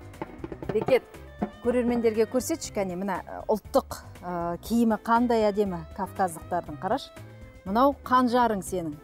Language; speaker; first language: Kazakh; native; Kazakh